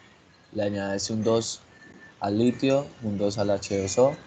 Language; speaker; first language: Spanish; native; Spanish